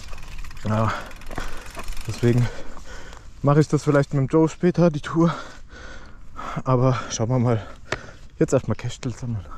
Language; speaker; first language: German; native; German